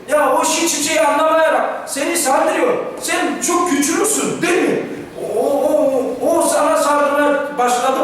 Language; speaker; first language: Turkish; non-native, fluent; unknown